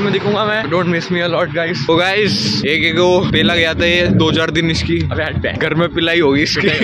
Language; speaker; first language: Hindi; native; Hindi